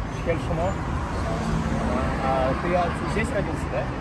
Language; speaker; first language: Russian; native; Russian